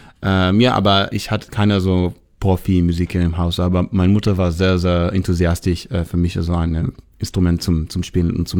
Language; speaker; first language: German; non-native, learner; Hebrew